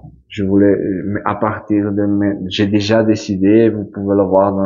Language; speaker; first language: French; non-native, fluent; Spanish